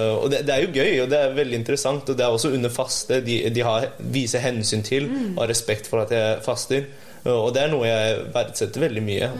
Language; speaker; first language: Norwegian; early bilingual, other home language; Indonesian